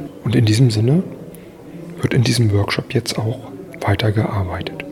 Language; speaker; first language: German; native; German